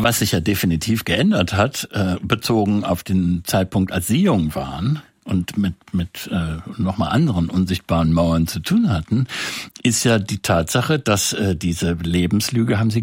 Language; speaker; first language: German; native; German